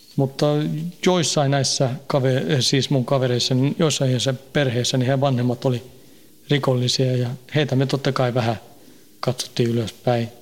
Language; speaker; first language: Finnish; early bilingual, heritage; Finnish